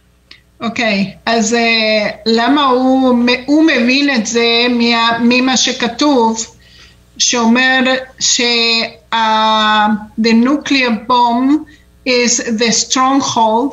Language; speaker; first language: Hebrew; non-native, fluent; Spanish